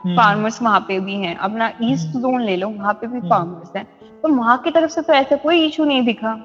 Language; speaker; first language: Hindi; native; Hindi